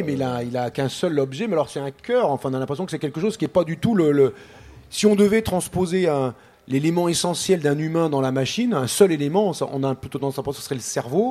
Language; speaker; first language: French; native; French